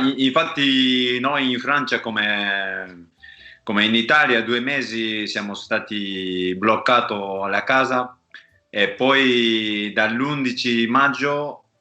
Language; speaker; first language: Italian; non-native, learner; Japanese